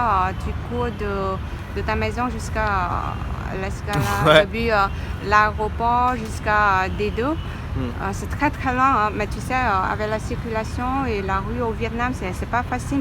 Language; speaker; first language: French; non-native, learner; Vietnamese